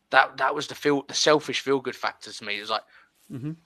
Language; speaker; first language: English; early bilingual, other home language; Spanish